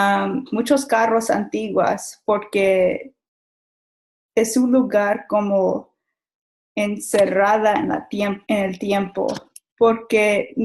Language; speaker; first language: Spanish; non-native, learner; English